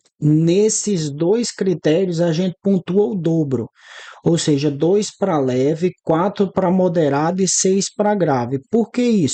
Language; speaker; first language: Portuguese; native; Portuguese